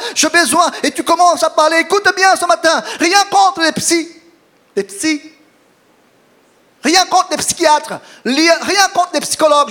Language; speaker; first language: French; non-native, fluent; Portuguese